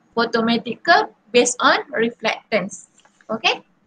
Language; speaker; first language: English; non-native, local second language; Malay